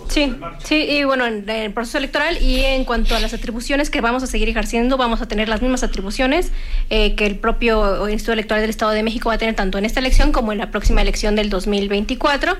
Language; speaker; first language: Spanish; native; Spanish